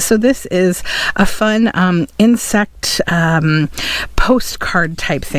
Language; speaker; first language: English; native; English